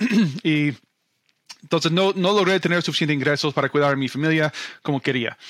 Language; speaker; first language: Spanish; non-native, fluent; English